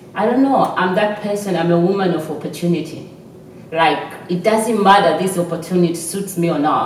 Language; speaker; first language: English; non-native, local second language; Swahili